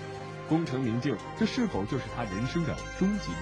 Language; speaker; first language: Chinese; native; Chinese